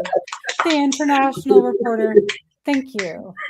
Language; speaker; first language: English; native; English